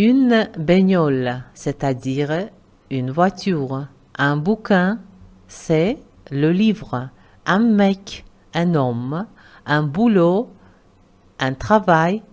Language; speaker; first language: French; non-native, fluent; Uzbek